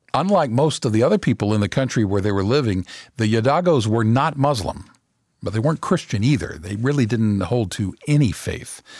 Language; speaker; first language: English; native; English